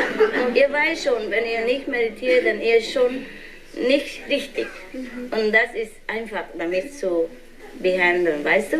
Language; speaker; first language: German; non-native, learner; Vietnamese